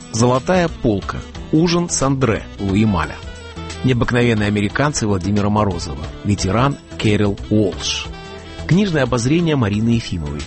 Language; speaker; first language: Russian; native; Russian